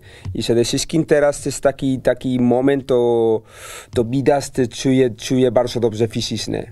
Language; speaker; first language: Polish; non-native, learner; Spanish